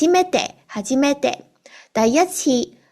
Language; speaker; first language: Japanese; non-native, fluent; Cantonese